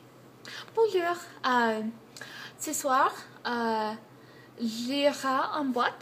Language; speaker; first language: French; non-native, learner; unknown